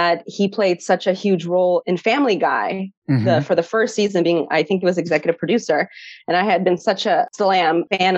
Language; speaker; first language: English; early bilingual, other home language; Polish